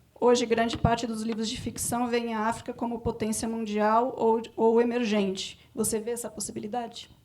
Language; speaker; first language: Portuguese; native; Portuguese